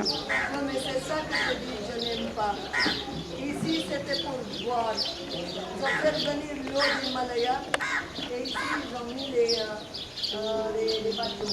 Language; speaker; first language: French; non-native, fluent; Hindi